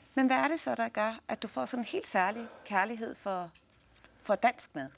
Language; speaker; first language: Danish; native; Danish